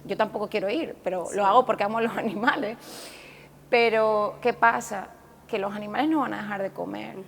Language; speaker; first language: Spanish; native; Spanish